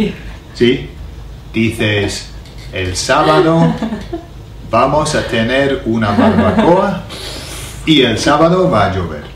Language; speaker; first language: Spanish; non-native, learner; English